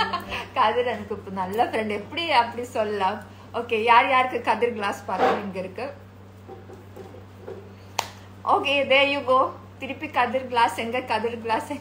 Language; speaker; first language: Tamil; non-native, learner; Malayalam